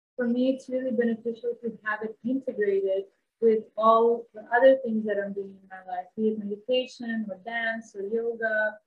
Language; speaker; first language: English; non-native, fluent; Bosnian